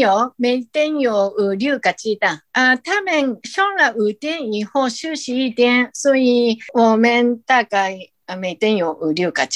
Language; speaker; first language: Chinese; non-native, fluent; Japanese